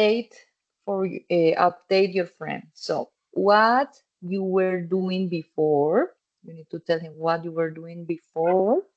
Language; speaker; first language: English; non-native, fluent; Spanish